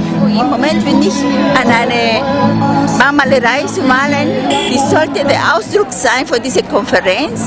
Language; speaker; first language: German; non-native, fluent; Spanish